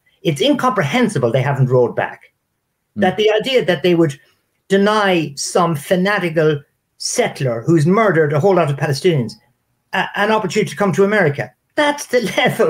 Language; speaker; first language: English; native; English